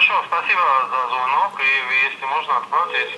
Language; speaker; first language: Russian; native; Russian